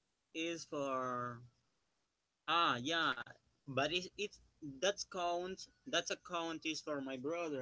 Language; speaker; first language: English; non-native, learner; Spanish